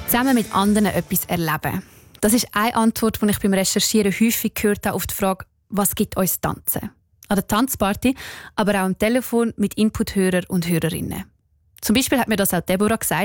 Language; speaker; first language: German; native; German